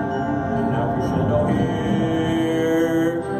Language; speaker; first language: English; native; English